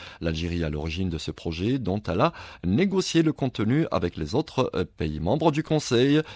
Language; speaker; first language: French; non-native, local second language; Arabic